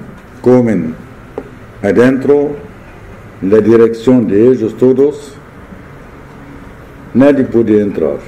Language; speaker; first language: Spanish; non-native, fluent; Arabic